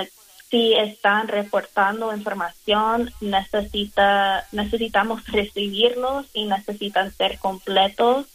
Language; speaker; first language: Spanish; non-native, fluent; English